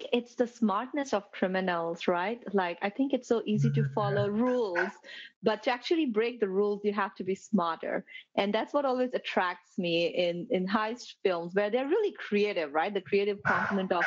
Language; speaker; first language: English; non-native, local second language; Gujarati